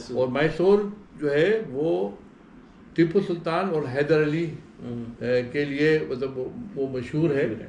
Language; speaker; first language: Hindi; non-native, local second language; Arabic